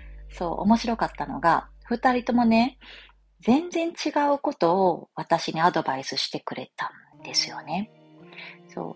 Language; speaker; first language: Japanese; native; Japanese